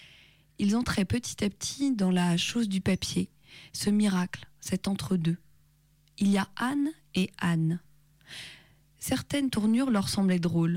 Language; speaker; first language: French; native; French